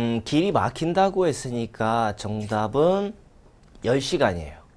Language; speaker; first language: Korean; non-native, fluent; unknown